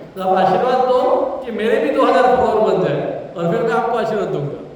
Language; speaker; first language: Hindi; non-native, local second language; Marathi